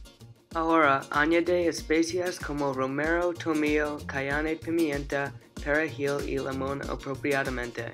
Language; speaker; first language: Spanish; non-native, learner; English